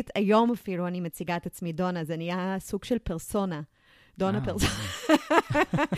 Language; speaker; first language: Hebrew; early bilingual, other home language; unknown